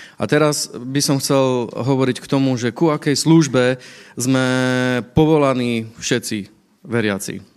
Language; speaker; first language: Slovak; native; Slovak